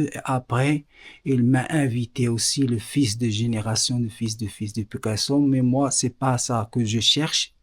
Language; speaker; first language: French; non-native, learner; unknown